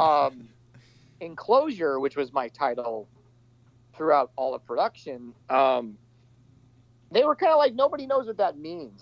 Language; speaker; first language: English; native; English